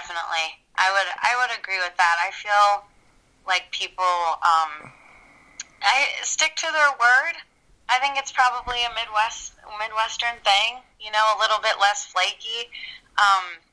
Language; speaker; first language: English; native; English